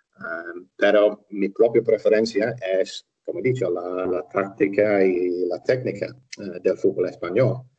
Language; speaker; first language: Spanish; non-native, fluent; English